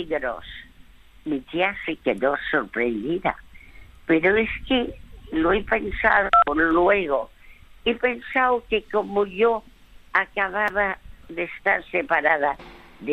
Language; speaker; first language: Spanish; early bilingual, other home language; French